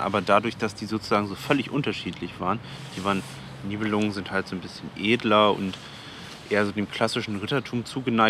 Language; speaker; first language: German; native; German